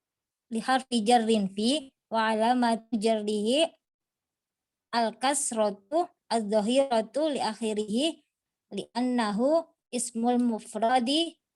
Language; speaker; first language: Arabic; non-native, learner; Indonesian